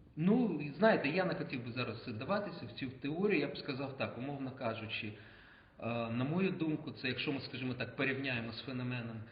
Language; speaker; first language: Ukrainian; native; Ukrainian